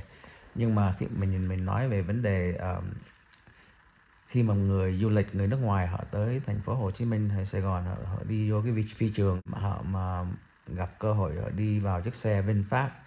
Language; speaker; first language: Vietnamese; early bilingual, heritage; Vietnamese